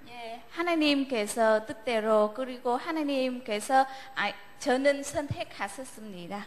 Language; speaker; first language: Korean; non-native, learner; Vietnamese